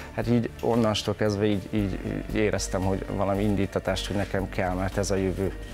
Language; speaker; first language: Hungarian; native; Hungarian